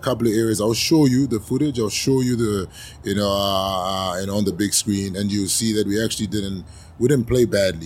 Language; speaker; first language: English; non-native, local second language; Shona